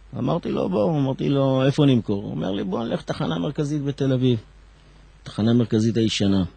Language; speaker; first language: Hebrew; early bilingual, other home language; Arabic